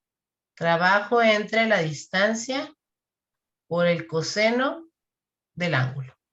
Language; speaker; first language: Spanish; native; Spanish